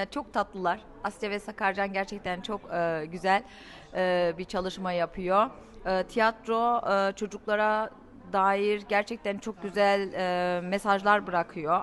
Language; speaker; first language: Turkish; early bilingual, heritage; Turkish